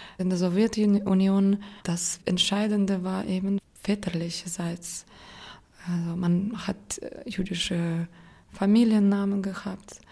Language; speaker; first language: German; non-native, fluent; Russian